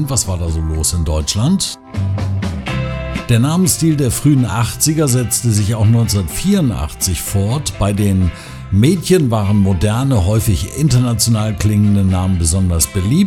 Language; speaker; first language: German; native; German